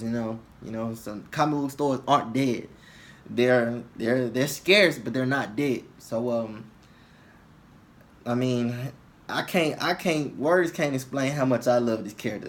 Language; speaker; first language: English; native; English